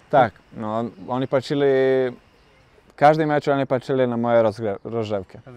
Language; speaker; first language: Polish; non-native, learner; Bosnian